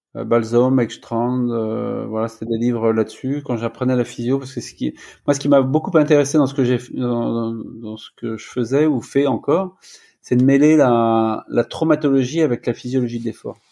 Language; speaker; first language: French; native; French